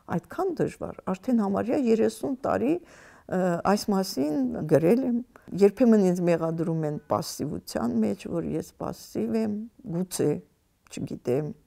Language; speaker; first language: Armenian; native; Armenian